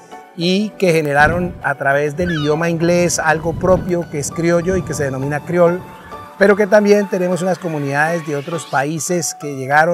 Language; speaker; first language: Spanish; native; Spanish